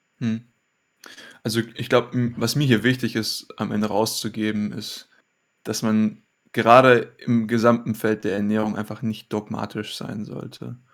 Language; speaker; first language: German; native; German